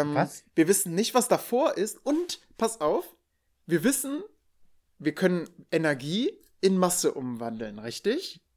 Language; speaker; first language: German; native; German